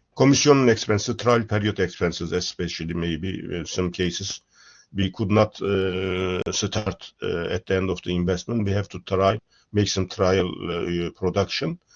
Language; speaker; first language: English; non-native, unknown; Turkish